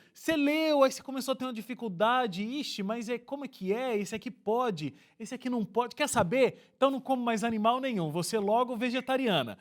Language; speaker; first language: Portuguese; native; Portuguese